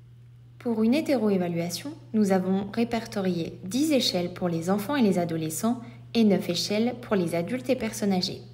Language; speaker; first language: French; native; French